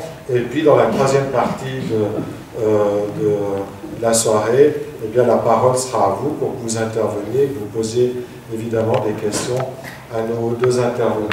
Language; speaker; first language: French; native; French